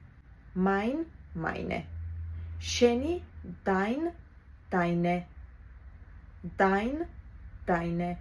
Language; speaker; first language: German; non-native, fluent; Georgian